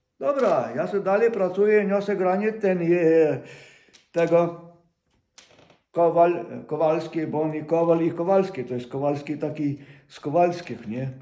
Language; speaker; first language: Polish; non-native, fluent; Ukrainian